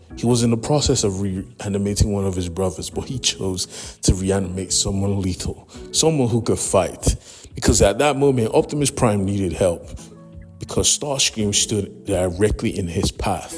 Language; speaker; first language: English; native; English